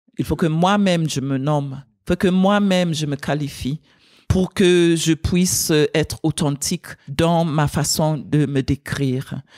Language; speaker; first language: French; non-native, fluent; English